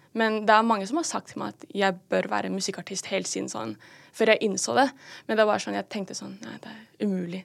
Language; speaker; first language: Norwegian; early bilingual, other home language; Filipino